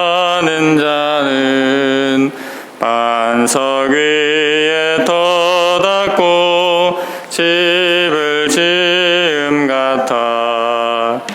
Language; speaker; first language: Korean; native; Korean